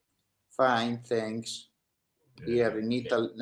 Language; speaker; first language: English; non-native, learner; Italian